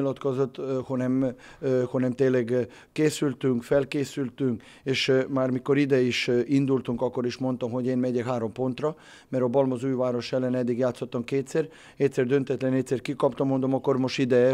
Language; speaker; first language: Hungarian; non-native, fluent; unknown